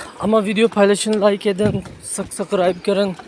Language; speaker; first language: Turkish; non-native, learner; Hindi